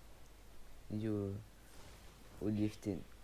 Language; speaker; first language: French; native; French